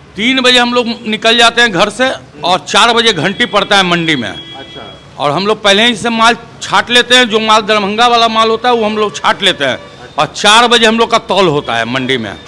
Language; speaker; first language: Hindi; native; Hindi